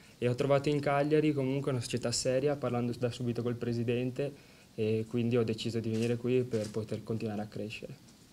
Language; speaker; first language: Italian; native; Italian